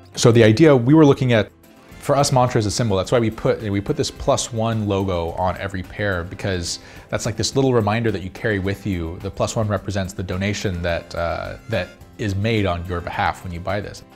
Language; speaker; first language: English; native; English